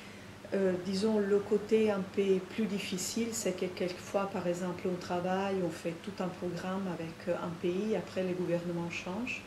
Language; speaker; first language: French; non-native, fluent; Italian